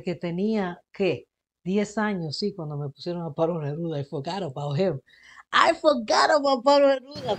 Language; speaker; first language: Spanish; early bilingual, heritage; Spanish